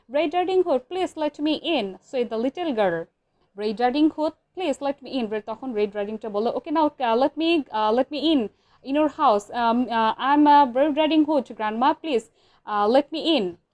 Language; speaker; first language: English; non-native, local second language; Bangla